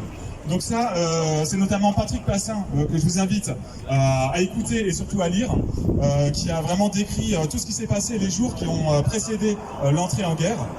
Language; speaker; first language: French; native; French